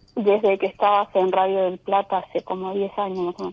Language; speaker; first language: Spanish; native; Spanish